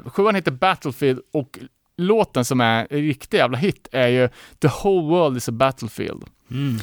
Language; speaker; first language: Swedish; native; Swedish